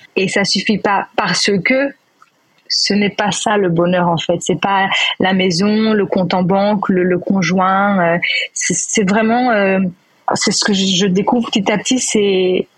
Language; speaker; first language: French; native; French